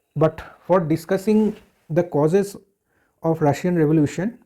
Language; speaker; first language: English; non-native, local second language; Bangla